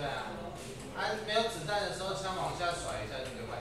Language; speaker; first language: Chinese; native; Chinese